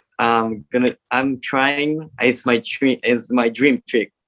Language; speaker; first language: English; non-native, learner; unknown